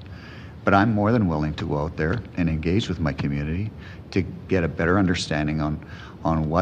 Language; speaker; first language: English; non-native, fluent; Ukrainian